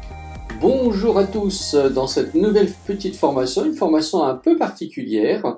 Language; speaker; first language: French; native; French